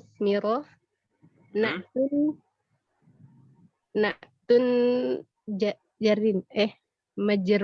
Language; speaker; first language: Arabic; non-native, learner; Indonesian